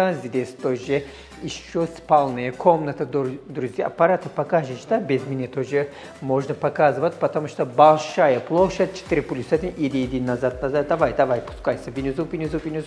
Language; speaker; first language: Russian; non-native, learner; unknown